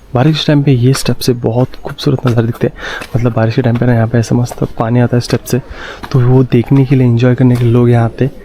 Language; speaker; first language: Hindi; non-native, local second language; Marathi